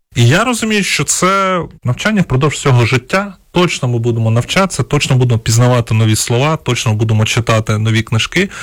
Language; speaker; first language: Ukrainian; non-native, local second language; Russian